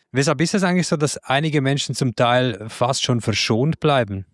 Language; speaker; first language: German; native; German